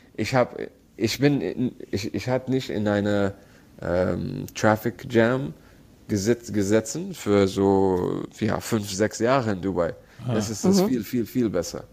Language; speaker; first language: German; non-native, learner; Arabic